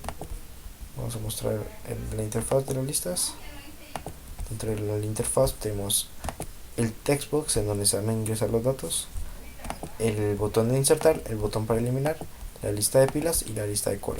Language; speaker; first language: Spanish; native; Spanish